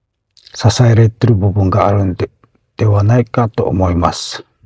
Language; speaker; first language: Japanese; non-native, fluent; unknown